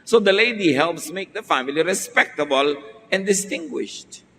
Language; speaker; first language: English; non-native, local second language; Filipino